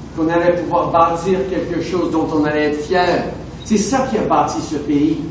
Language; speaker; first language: French; native; French